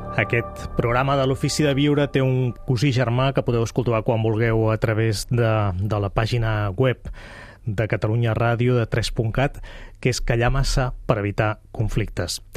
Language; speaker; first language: Catalan; native; Catalan